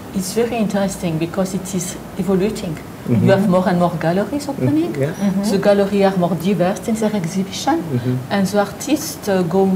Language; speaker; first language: English; non-native, learner; French